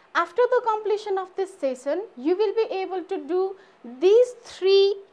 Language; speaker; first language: English; non-native, local second language; Nepali